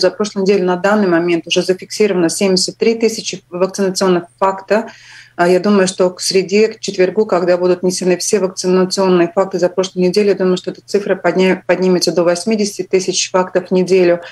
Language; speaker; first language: Russian; non-native, local second language; Latvian